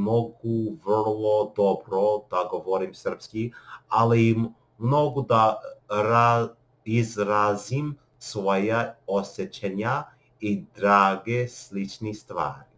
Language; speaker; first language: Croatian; non-native, learner; English